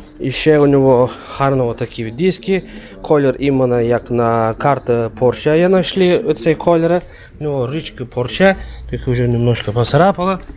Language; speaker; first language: Ukrainian; early bilingual, heritage; Turkish